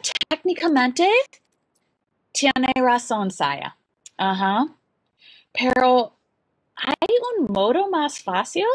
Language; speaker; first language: Spanish; non-native, learner; English